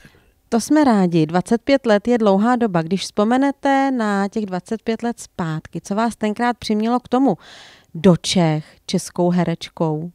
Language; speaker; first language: Czech; native; Czech